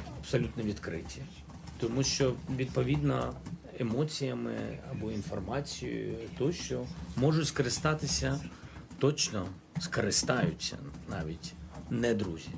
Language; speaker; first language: Ukrainian; non-native, local second language; Russian